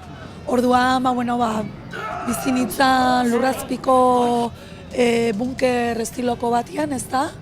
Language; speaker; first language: Basque; non-native, fluent; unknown